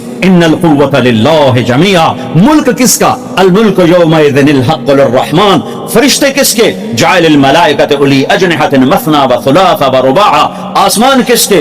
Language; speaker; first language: Hindi; non-native, local second language; Punjabi